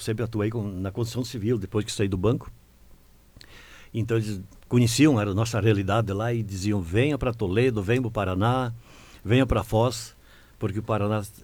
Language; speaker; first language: Portuguese; native; Portuguese